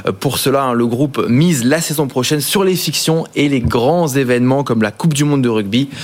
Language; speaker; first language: French; native; French